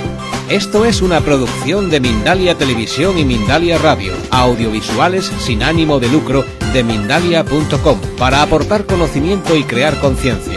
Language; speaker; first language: Spanish; native; Spanish